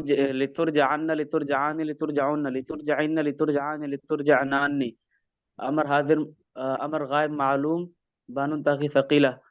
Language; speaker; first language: Arabic; non-native, learner; Urdu